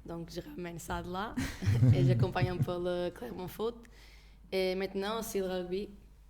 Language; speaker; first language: French; non-native, fluent; Portuguese